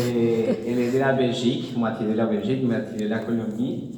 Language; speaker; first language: French; non-native, learner; Spanish